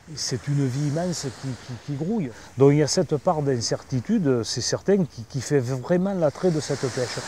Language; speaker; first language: French; native; French